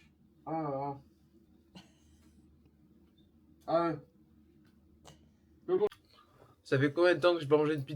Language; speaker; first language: French; native; French